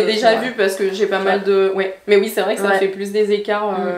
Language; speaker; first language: French; native; French